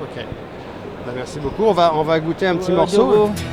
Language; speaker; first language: French; native; French